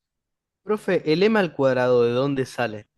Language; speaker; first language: Spanish; native; Spanish